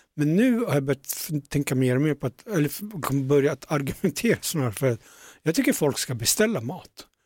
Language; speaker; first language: Swedish; early bilingual, other home language; Punjabi